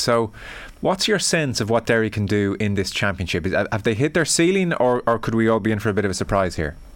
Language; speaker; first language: English; native; English